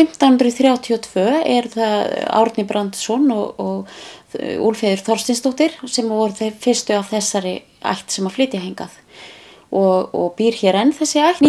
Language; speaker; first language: Icelandic; native; Icelandic